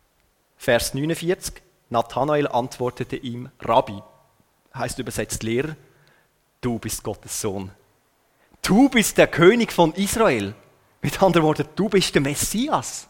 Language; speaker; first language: German; native; German